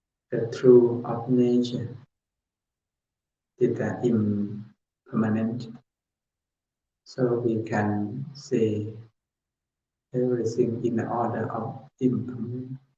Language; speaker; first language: English; non-native, learner; Thai